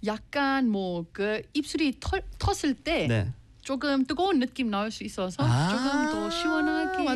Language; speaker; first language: Korean; non-native, fluent; English